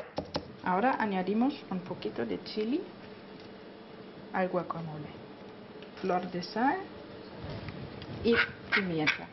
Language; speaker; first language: Spanish; non-native, fluent; German